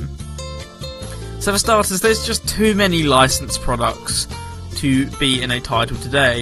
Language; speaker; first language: English; native; English